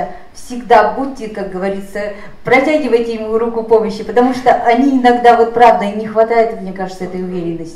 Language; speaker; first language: Russian; native; Russian